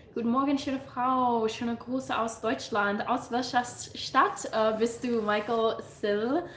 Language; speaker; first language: German; non-native, learner; English